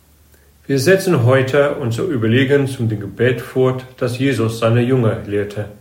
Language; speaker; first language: German; non-native, fluent; English